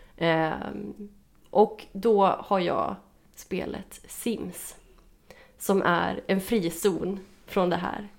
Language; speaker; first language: Swedish; native; Swedish